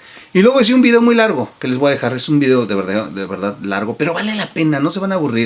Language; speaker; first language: Spanish; native; Spanish